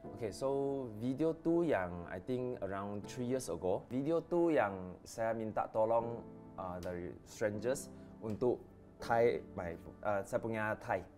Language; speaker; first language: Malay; non-native, local second language; Chinese